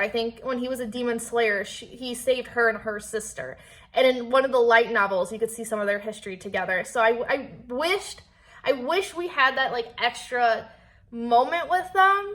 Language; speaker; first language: English; native; English